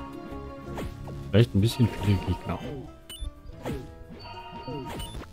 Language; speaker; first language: German; native; German